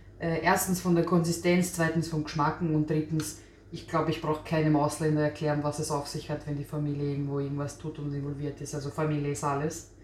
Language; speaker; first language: German; early bilingual, other home language; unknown